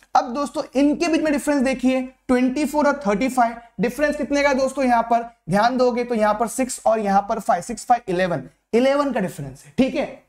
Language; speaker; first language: Hindi; native; Hindi